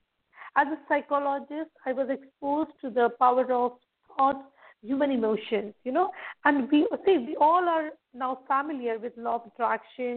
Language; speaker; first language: English; non-native, local second language; Marathi